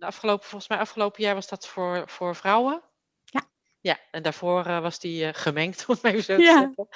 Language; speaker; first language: Dutch; native; Dutch